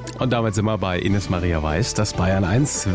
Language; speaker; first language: German; native; German